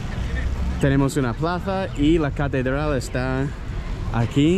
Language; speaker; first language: Spanish; non-native, fluent; English